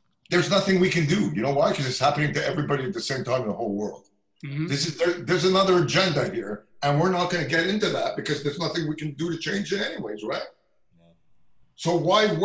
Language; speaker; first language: English; non-native, fluent; French